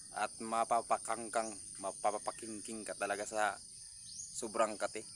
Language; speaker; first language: Filipino; non-native, local second language; Cebuano